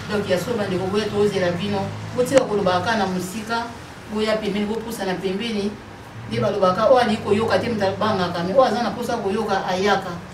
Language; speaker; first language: Lingala; non-native, local second language; Kongo